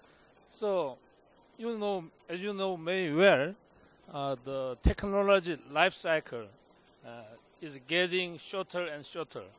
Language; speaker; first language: English; non-native, fluent; Korean